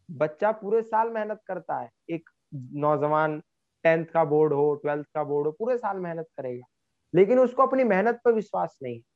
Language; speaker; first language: Hindi; native; Hindi